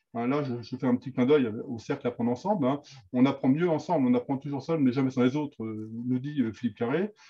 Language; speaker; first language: French; native; French